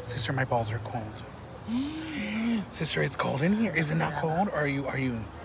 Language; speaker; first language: English; early bilingual, other home language; Spanish